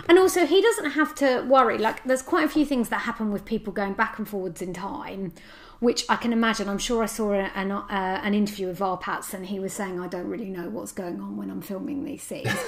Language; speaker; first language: English; native; English